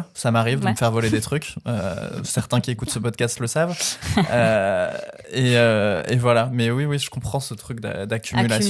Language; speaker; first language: French; native; French